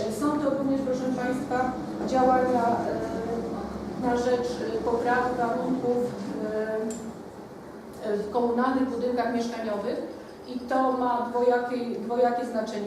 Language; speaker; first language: Polish; native; Polish